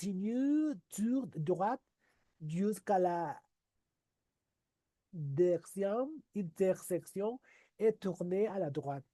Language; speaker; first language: French; non-native, learner; Spanish